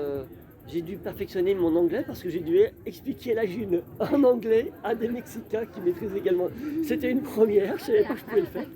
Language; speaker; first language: French; native; French